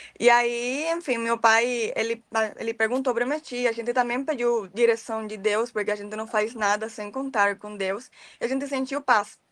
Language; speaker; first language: Portuguese; non-native, fluent; Spanish